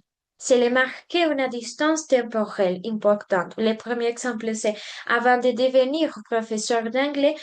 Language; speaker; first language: French; non-native, learner; Spanish